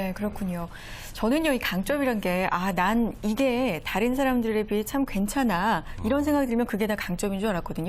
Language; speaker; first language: Korean; native; Korean